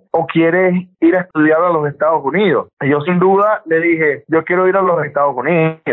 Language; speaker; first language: Spanish; native; Spanish